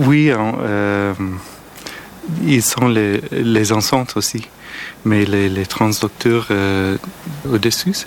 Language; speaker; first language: French; non-native, learner; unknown